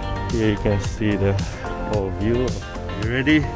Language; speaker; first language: English; non-native, fluent; Chinese